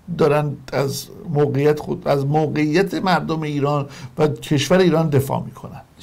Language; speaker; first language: Persian; native; Persian